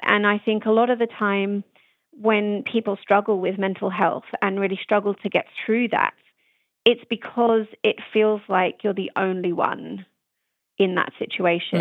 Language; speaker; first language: English; native; English